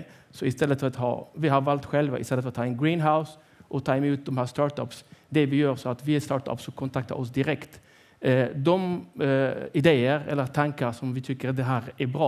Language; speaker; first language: Swedish; non-native, fluent; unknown